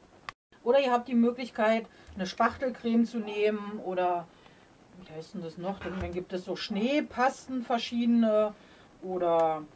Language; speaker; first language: German; native; German